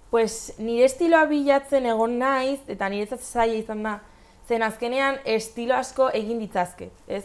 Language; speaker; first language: Basque; non-native, local second language; Spanish